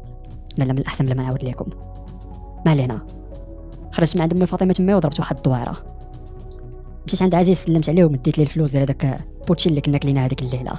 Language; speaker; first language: Arabic; native; Arabic